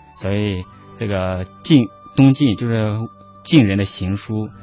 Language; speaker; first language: Chinese; non-native, local second language; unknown